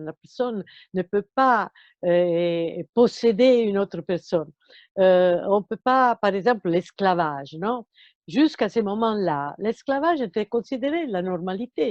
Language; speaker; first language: French; non-native, fluent; Italian